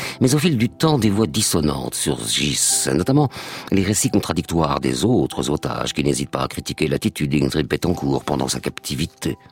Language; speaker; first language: French; native; French